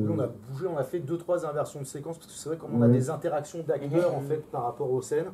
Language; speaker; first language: French; native; French